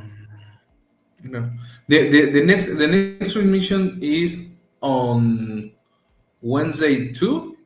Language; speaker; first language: English; non-native, learner; Spanish